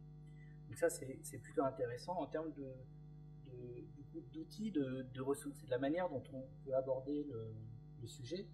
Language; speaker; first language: French; native; French